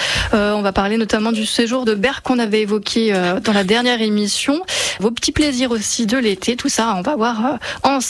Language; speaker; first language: French; native; French